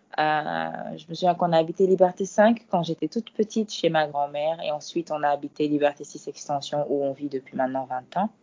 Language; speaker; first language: French; non-native, local second language; Fula